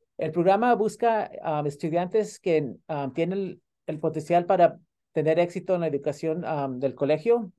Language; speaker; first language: Spanish; early bilingual, heritage; Spanish